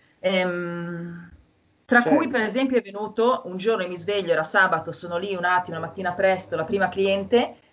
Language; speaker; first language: Italian; native; Italian